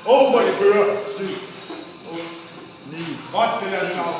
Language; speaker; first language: Danish; native; Danish